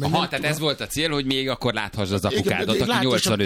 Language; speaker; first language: Hungarian; native; Hungarian